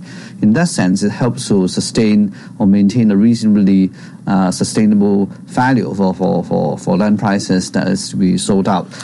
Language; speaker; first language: English; non-native, local second language; Cantonese